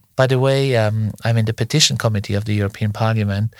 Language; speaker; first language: English; non-native, fluent; Luxembourgish